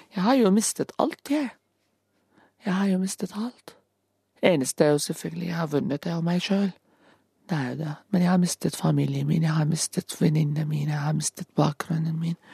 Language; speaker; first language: Norwegian; non-native, fluent; Arabic